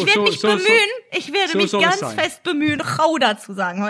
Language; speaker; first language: German; native; German